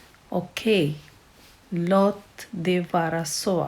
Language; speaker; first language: Swedish; non-native, fluent; Urdu